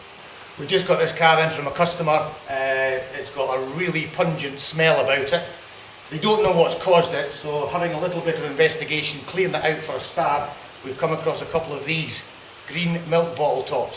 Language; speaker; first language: English; native; English